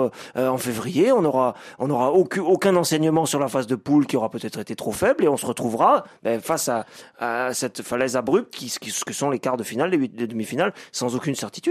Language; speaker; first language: French; native; French